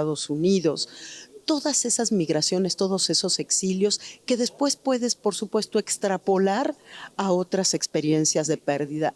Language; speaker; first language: Spanish; native; Spanish